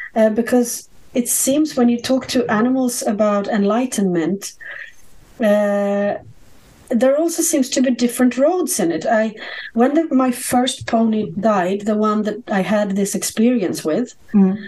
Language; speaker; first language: English; non-native, fluent; Swedish